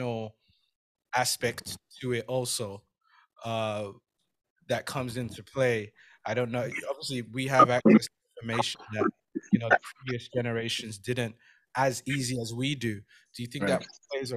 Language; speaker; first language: English; native; English